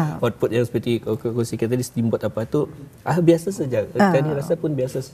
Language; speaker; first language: Malay; native; Malay